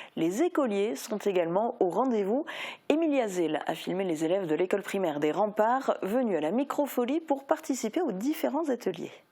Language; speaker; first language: French; native; French